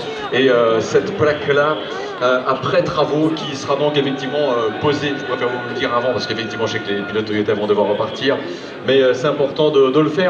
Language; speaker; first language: French; native; French